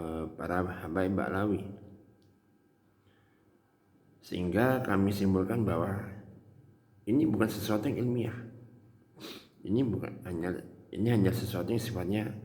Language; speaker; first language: Indonesian; native; Indonesian